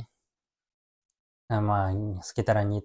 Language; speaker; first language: Indonesian; early bilingual, heritage; Japanese